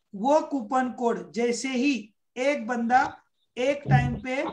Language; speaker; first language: Hindi; non-native, local second language; Marathi